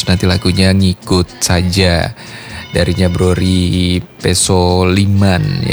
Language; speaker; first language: Indonesian; native; Indonesian